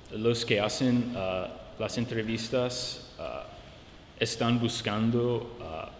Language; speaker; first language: Spanish; non-native, fluent; English